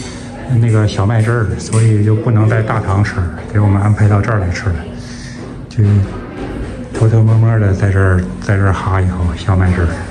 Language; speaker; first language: Chinese; native; Chinese